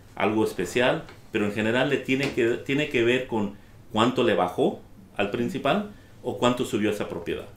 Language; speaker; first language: Spanish; early bilingual, heritage; Spanish